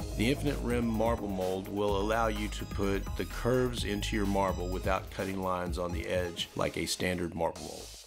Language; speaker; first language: English; native; English